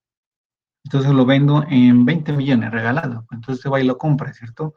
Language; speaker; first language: Spanish; native; Spanish